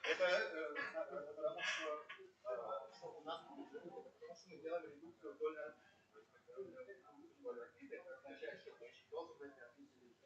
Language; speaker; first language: Russian; native; Russian